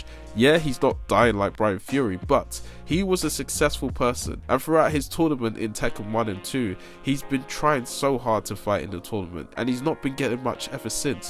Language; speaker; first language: English; native; English